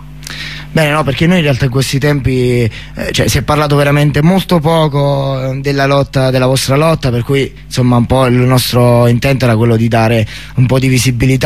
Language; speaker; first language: Italian; native; Italian